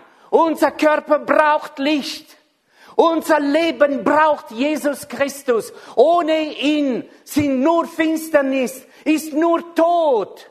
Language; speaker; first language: German; non-native, fluent; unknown